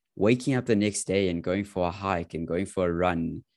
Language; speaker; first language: English; native; English